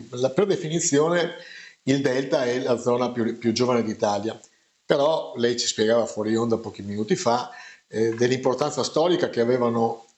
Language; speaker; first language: Italian; native; Italian